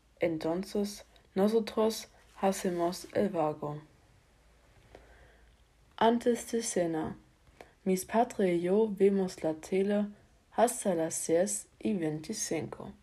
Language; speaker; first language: Spanish; non-native, learner; German